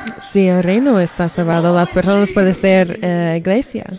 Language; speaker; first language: Spanish; non-native, learner; English